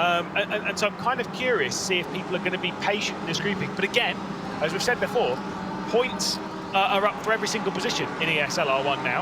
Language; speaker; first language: English; native; English